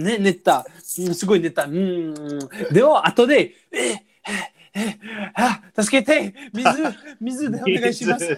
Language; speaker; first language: Japanese; non-native, learner; English